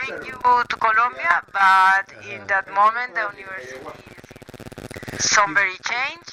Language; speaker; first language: English; non-native, learner; Spanish